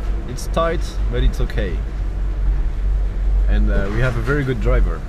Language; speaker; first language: English; non-native, fluent; French